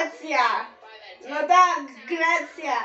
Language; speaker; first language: Polish; non-native, learner; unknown